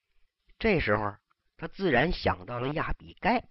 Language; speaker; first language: Chinese; native; Chinese